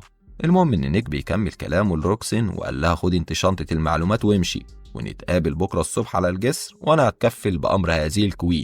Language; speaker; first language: Arabic; native; Arabic